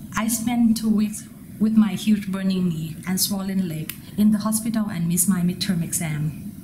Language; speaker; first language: English; non-native, fluent; Thai